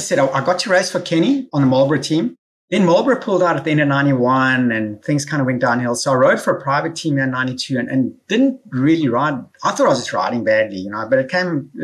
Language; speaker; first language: English; native; English